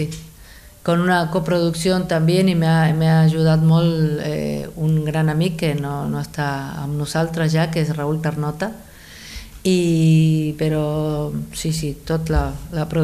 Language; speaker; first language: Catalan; non-native, fluent; Spanish